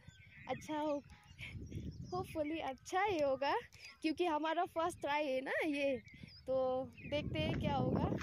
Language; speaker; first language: Hindi; non-native, local second language; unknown